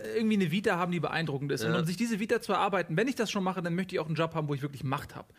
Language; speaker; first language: German; native; German